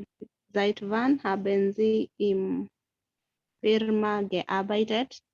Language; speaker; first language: German; non-native, learner; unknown